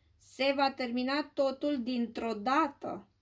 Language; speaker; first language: Romanian; native; Romanian